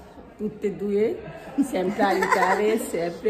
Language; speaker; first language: Italian; non-native, learner; Bangla